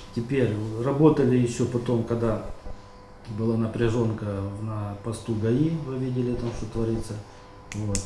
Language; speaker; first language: Russian; native; Russian